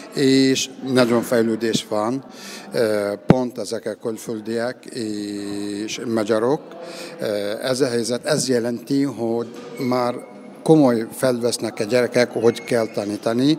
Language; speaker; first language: Hungarian; non-native, learner; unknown